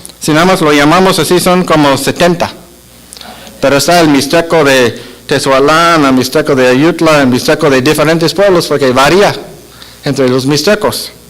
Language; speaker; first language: Spanish; non-native, fluent; English